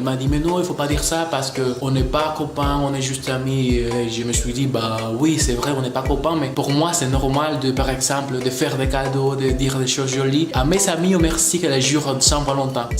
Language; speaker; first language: French; non-native, fluent; Spanish